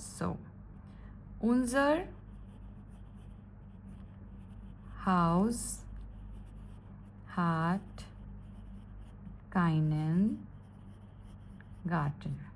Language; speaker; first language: German; non-native, fluent; Gujarati